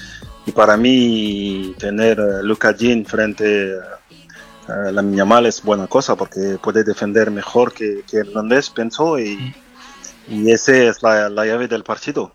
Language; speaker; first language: Spanish; non-native, fluent; French